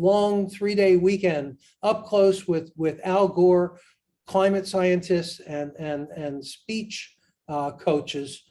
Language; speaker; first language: English; native; English